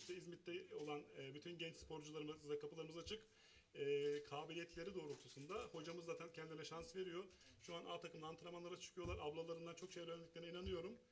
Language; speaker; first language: Turkish; native; Turkish